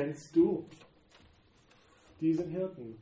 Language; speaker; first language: German; non-native, fluent; English